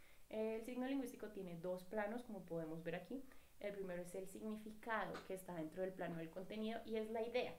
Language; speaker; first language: Spanish; native; Spanish